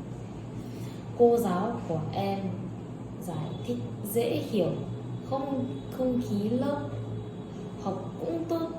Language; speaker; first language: Vietnamese; non-native, learner; Korean